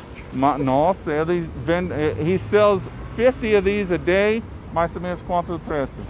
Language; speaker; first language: Portuguese; non-native, learner; English